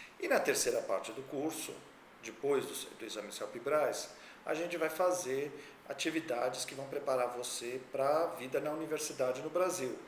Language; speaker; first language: Portuguese; native; Portuguese